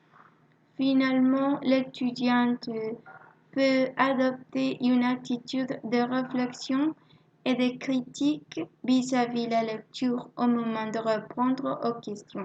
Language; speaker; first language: French; non-native, learner; Spanish